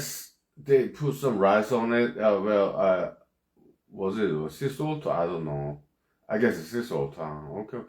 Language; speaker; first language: English; non-native, fluent; Korean